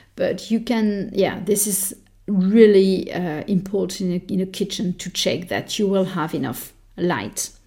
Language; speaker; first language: English; non-native, fluent; French